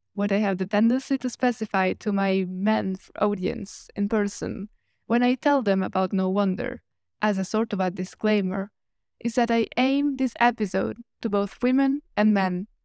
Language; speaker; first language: English; non-native, fluent; Italian